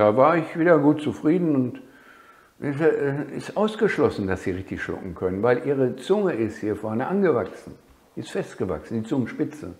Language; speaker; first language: German; native; German